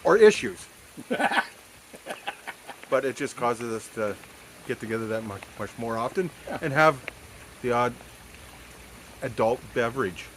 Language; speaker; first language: English; native; English